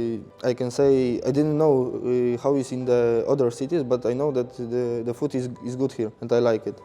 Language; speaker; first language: English; non-native, fluent; Polish